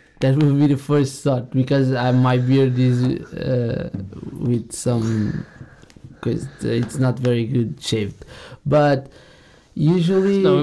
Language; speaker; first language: English; non-native, fluent; Portuguese